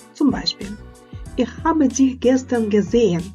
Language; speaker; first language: German; non-native, fluent; Ukrainian